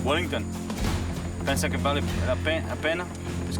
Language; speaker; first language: Portuguese; non-native, learner; French